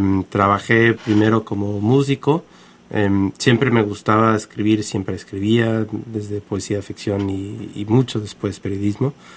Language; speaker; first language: Spanish; non-native, fluent; English